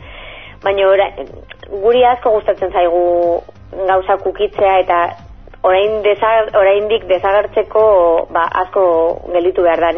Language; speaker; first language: Basque; non-native, local second language; Spanish